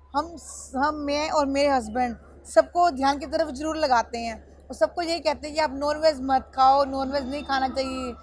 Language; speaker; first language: Hindi; native; Hindi